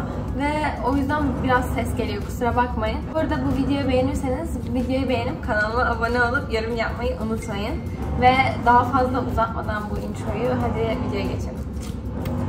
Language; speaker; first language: Turkish; early bilingual, heritage; Turkish